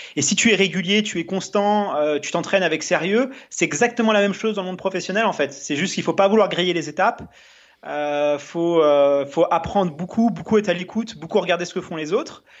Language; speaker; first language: French; native; French